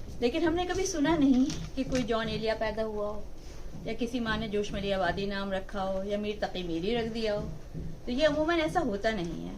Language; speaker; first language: Urdu; native; Urdu